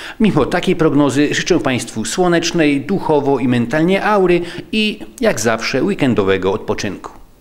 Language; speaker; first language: Polish; native; Polish